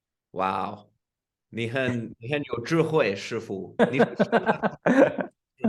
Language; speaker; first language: Chinese; non-native, fluent; English